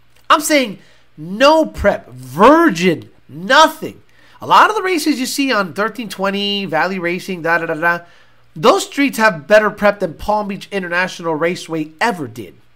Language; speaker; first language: English; native; English